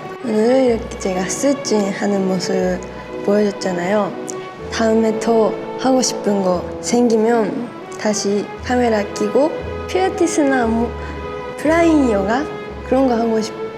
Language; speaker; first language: Korean; non-native, fluent; Japanese